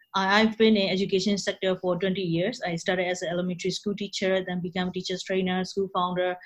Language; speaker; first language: English; non-native, fluent; Burmese